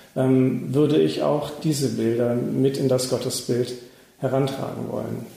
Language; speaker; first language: German; native; German